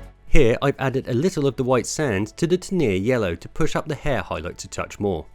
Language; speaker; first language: English; native; English